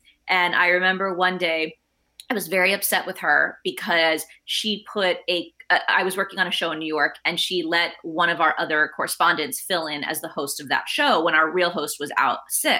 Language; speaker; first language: English; early bilingual, other home language; Spanish